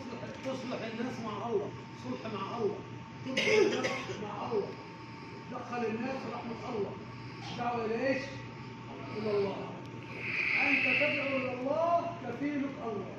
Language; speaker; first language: Arabic; non-native, learner; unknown